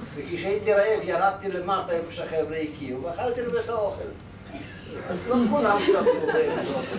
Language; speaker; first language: Hebrew; non-native, fluent; Polish